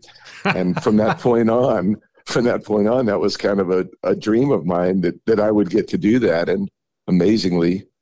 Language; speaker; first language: English; native; English